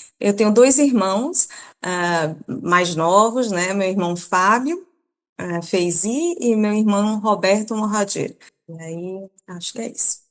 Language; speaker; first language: Portuguese; early bilingual, other home language; Persian